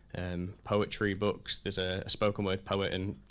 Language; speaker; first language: English; native; English